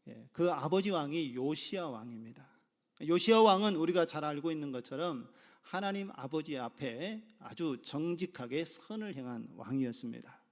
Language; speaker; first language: Korean; native; Korean